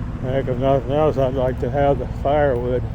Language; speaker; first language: English; native; English